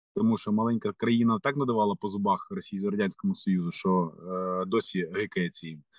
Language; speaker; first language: Ukrainian; non-native, local second language; Russian